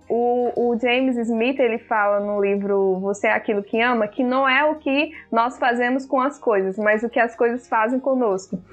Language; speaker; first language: Portuguese; early bilingual, other home language; Upper Guinea Crioulo